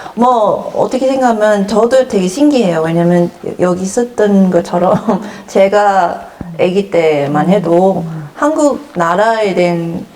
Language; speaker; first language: Korean; early bilingual, other home language; English